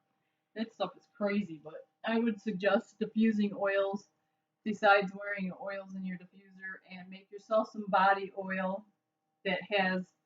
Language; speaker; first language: English; native; English